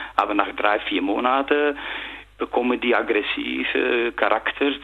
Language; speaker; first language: German; non-native, fluent; Dutch